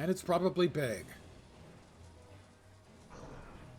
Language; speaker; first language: English; native; English